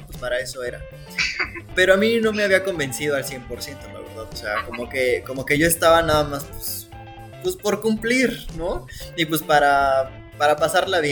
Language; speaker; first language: Spanish; native; Spanish